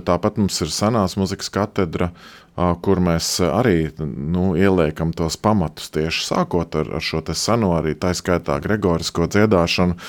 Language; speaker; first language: Latvian; native; Latvian